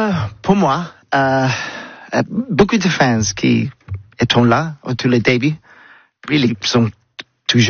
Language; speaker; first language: French; non-native, learner; English